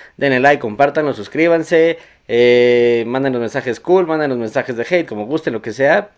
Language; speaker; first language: Spanish; native; Spanish